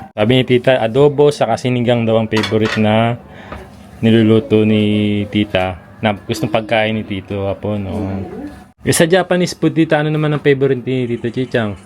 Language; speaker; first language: Filipino; native; Filipino